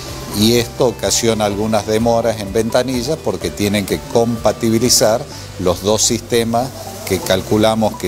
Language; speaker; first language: Spanish; native; Spanish